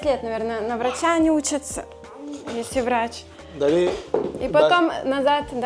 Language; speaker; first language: Russian; native; Russian